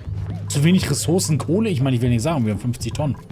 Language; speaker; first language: German; native; German